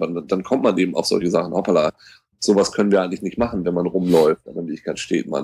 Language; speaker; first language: German; native; German